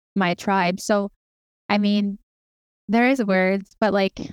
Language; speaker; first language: English; native; English